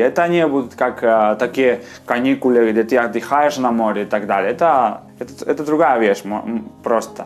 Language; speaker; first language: Russian; non-native, fluent; Spanish